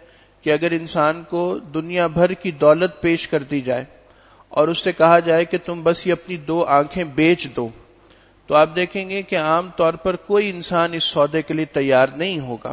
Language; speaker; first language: Urdu; native; Urdu